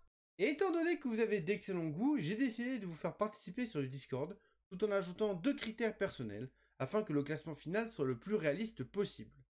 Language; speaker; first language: French; native; French